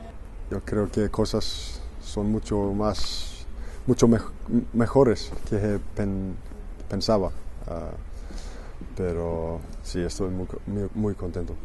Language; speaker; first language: Spanish; non-native, fluent; Icelandic